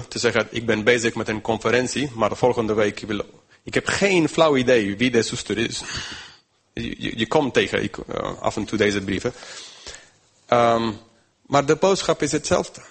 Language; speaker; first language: Dutch; non-native, fluent; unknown